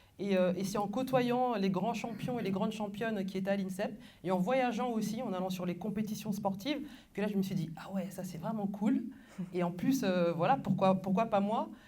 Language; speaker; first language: French; early bilingual, other home language; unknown